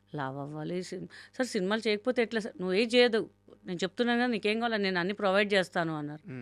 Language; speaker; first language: Telugu; non-native, local second language; Hindi